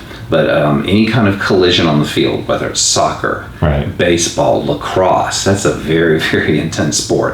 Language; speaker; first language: English; native; English